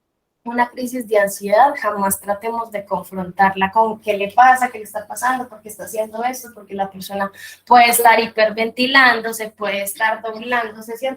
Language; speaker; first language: Spanish; native; Spanish